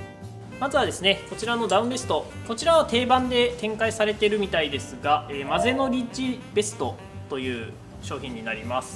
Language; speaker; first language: Japanese; native; Japanese